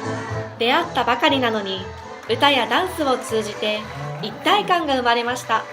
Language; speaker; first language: Japanese; native; Japanese